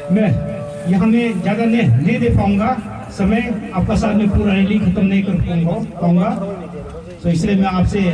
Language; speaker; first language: Hindi; non-native, local second language; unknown